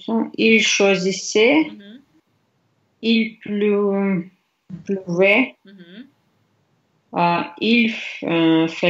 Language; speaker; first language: French; non-native, learner; Russian